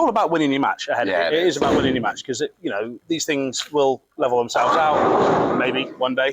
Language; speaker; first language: English; native; English